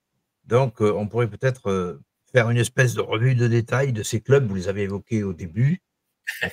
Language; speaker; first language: French; native; French